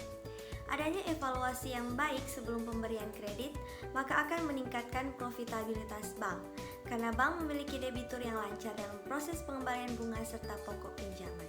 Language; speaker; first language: Indonesian; native; Indonesian